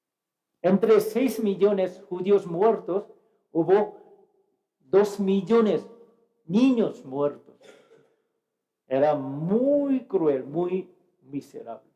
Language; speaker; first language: Spanish; non-native, fluent; Korean